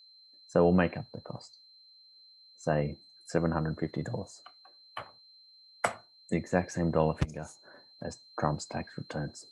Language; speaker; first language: English; native; English